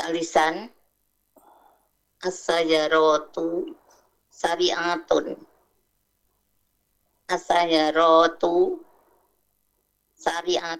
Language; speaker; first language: Arabic; non-native, learner; Indonesian